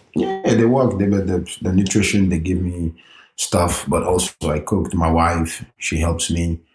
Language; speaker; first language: English; early bilingual, other home language; Norwegian